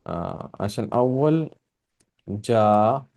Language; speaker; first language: Arabic; non-native, fluent; Urdu